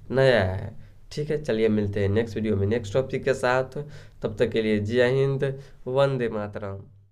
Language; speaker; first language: Hindi; native; Hindi